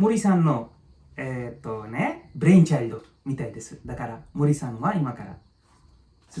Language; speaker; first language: Japanese; non-native, learner; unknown